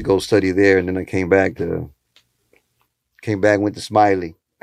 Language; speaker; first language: English; early bilingual, other home language; Spanish